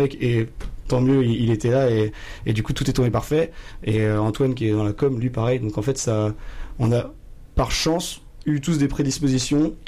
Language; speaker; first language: French; native; French